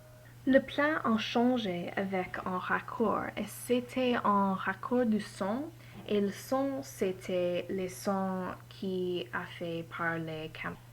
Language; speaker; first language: French; non-native, learner; English